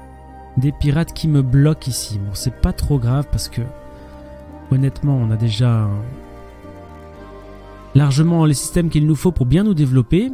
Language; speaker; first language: French; native; French